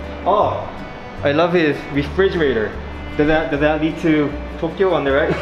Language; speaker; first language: English; non-native, fluent; Japanese